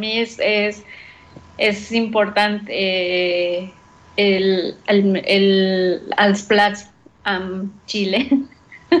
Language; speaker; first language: Catalan; non-native, learner; Spanish